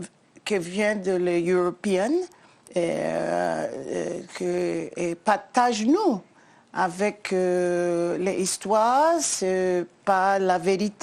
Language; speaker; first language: French; non-native, learner; English